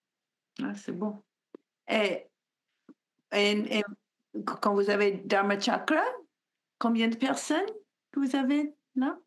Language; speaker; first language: French; non-native, learner; Spanish